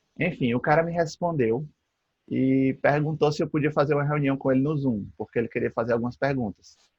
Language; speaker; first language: Portuguese; native; Portuguese